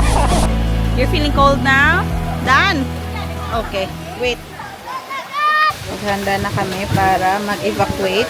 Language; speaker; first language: Filipino; non-native, local second language; Hiligaynon